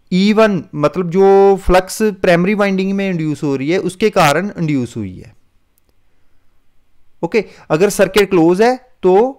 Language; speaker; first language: Hindi; non-native, local second language; Punjabi